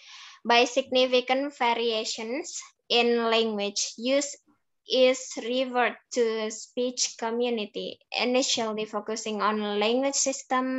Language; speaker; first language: English; non-native, learner; Indonesian